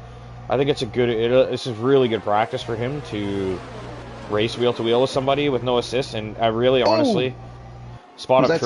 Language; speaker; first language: English; native; English